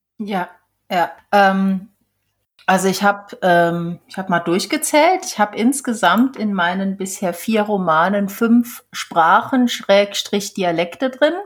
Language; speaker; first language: German; native; German